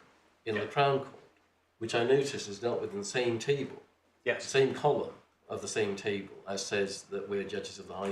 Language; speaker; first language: English; native; English